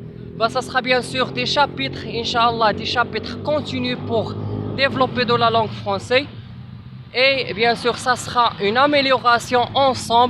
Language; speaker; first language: French; non-native, local second language; Arabic